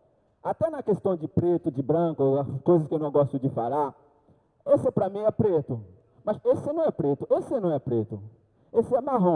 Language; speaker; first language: Portuguese; non-native, learner; Haitian Creole